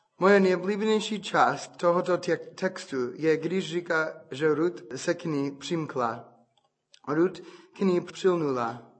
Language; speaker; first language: Czech; non-native, fluent; English